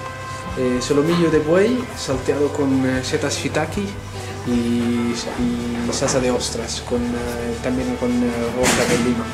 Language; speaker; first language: Spanish; non-native, fluent; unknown